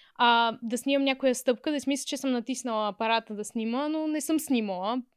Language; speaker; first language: Bulgarian; native; Bulgarian